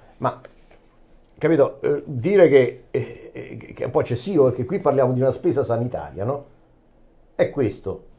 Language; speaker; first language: Italian; native; Italian